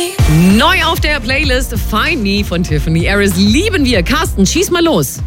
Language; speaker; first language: German; native; German